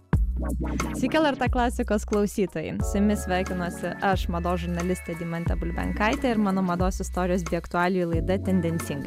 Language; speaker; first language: Lithuanian; native; Lithuanian